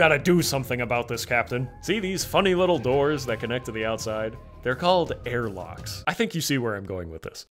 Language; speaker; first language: English; native; English